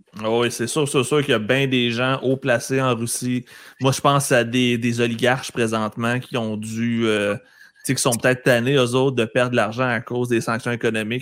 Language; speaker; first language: French; native; French